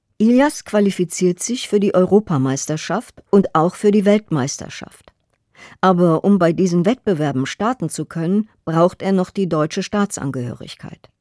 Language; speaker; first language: German; native; German